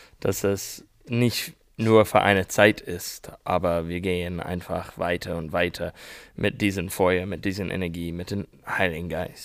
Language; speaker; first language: German; non-native, learner; English